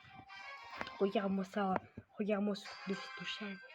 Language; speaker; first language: French; native; French